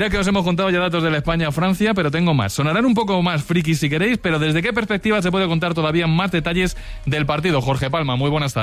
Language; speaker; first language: Spanish; native; Spanish